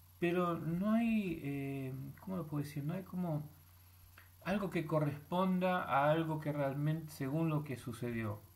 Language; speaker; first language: Spanish; early bilingual, heritage; Spanish